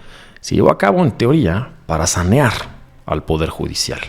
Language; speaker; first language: Spanish; native; Spanish